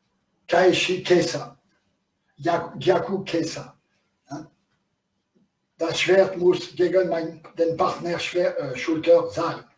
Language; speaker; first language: German; non-native, learner; French